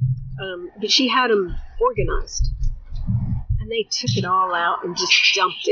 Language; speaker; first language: English; early bilingual, other home language; Spanish